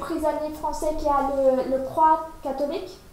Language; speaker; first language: French; non-native, fluent; Vietnamese